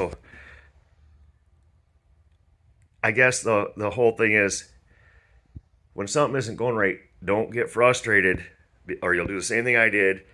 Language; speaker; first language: English; native; English